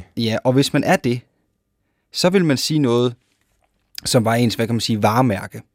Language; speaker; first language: Danish; native; Danish